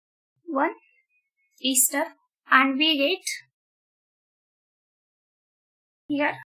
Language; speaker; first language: English; non-native, local second language; Marathi